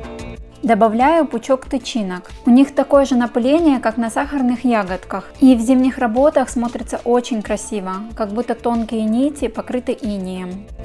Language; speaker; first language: Russian; native; Russian